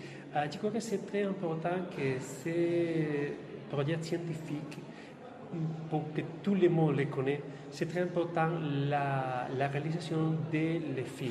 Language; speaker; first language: French; non-native, learner; Spanish